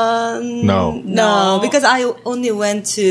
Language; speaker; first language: English; non-native, fluent; Korean